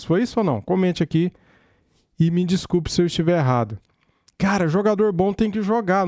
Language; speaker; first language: Portuguese; native; Portuguese